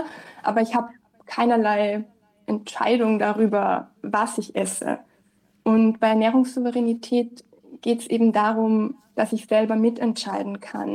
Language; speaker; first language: German; native; German